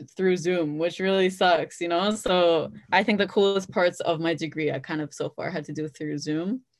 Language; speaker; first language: English; native; English